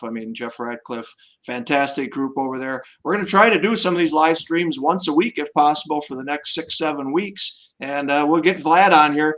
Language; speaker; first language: English; native; English